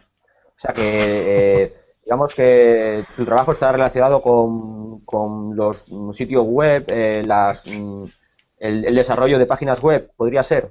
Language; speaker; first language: Spanish; native; Spanish